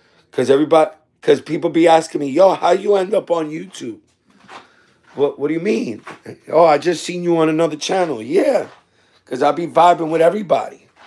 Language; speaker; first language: English; native; English